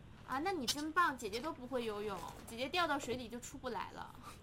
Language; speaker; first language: Chinese; native; Chinese